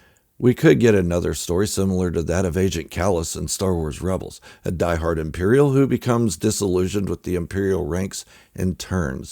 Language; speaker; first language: English; native; English